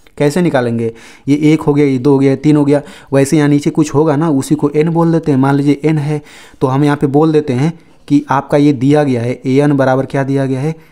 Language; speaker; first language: Hindi; native; Hindi